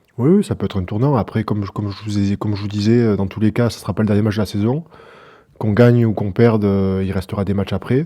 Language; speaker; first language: French; native; French